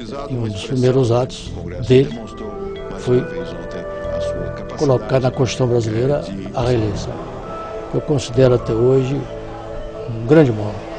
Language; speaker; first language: Portuguese; native; Portuguese